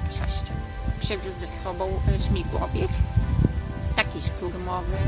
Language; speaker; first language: Polish; native; Polish